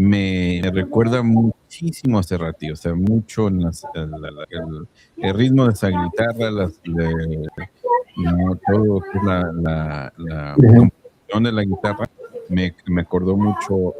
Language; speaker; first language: Spanish; early bilingual, heritage; Spanish